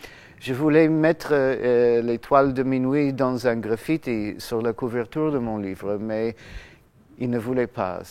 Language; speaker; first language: French; non-native, fluent; English